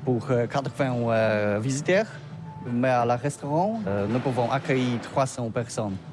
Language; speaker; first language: French; non-native, learner; Polish